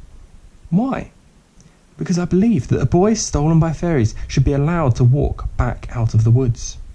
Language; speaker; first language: English; native; English